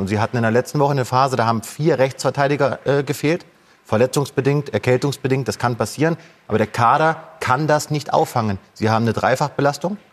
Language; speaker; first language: German; native; German